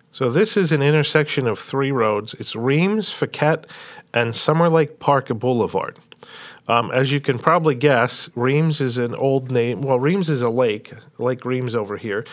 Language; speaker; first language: English; native; English